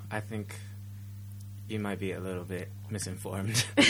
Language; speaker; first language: English; native; English